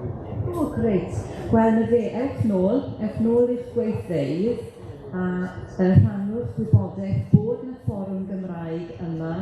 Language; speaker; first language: Welsh; native; Welsh